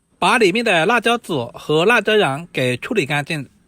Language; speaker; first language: Chinese; native; Chinese